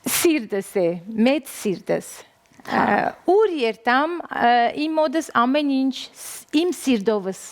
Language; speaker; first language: Armenian; early bilingual, heritage; Armenian